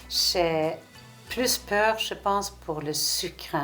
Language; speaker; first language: French; non-native, learner; Swedish